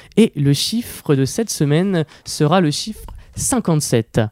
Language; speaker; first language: French; native; French